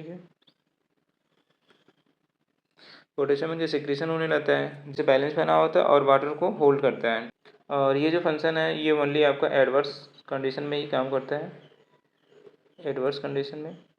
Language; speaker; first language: Hindi; native; Hindi